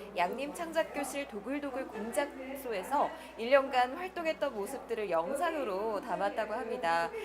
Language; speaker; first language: Korean; native; Korean